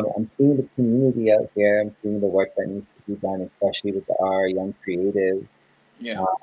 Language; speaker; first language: English; native; English